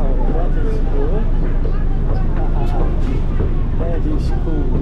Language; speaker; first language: English; non-native, local second language; Hindi